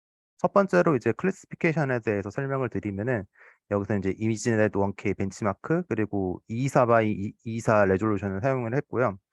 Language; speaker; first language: Korean; native; Korean